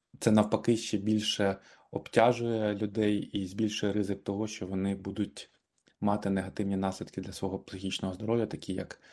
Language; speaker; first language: Ukrainian; native; Ukrainian